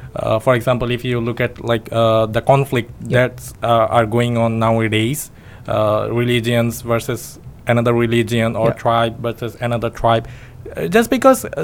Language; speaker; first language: English; non-native, local second language; Bangla